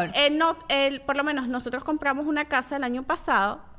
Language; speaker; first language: Spanish; native; Spanish